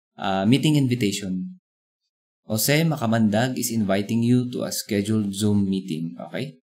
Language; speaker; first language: English; non-native, local second language; Filipino